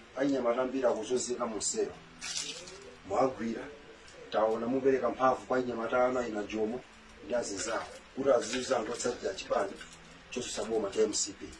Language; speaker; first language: Nyanja; native; Nyanja